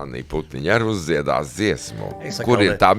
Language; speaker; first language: Latvian; native; Latvian